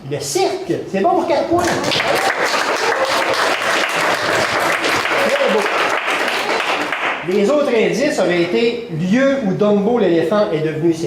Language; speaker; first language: French; native; French